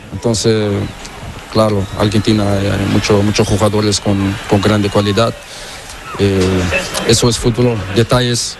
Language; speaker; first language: Spanish; non-native, learner; Portuguese